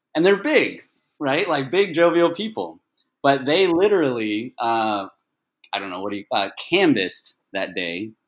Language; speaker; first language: English; early bilingual, other home language; Chinese